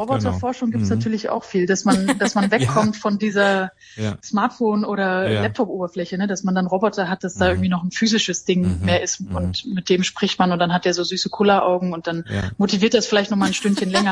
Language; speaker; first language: German; native; German